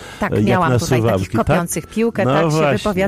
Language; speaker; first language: Polish; native; Polish